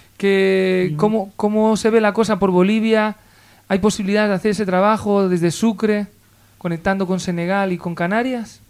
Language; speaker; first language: Spanish; native; Spanish